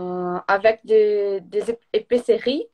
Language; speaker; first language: French; non-native, learner; Portuguese